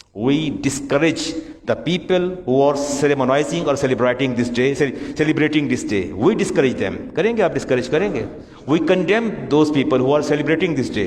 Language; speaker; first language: English; non-native, local second language; Urdu